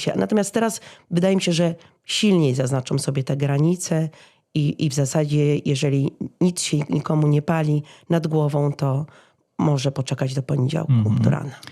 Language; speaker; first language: Polish; native; Polish